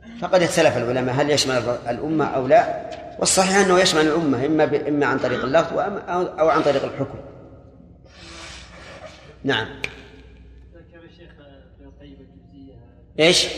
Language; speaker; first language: Arabic; native; Arabic